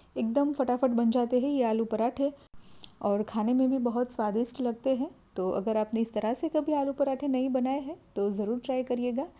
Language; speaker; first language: Hindi; non-native, local second language; Gujarati